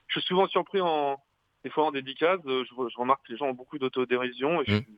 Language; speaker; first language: French; native; French